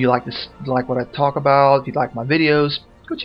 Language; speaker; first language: English; native; English